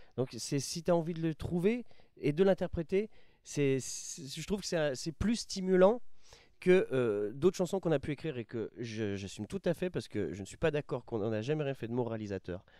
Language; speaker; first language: French; native; French